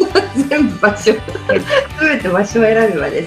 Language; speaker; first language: Japanese; native; Japanese